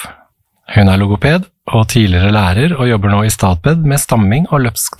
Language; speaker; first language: Norwegian; native; Norwegian